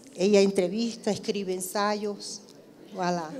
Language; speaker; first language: Spanish; native; Spanish